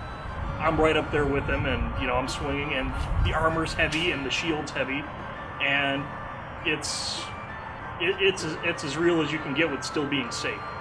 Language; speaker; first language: English; native; English